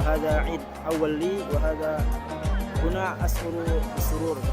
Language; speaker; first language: Arabic; non-native, learner; Indonesian